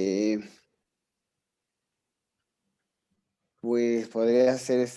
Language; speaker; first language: Spanish; native; Spanish